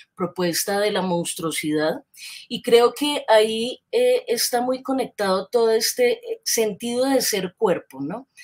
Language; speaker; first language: Spanish; native; Spanish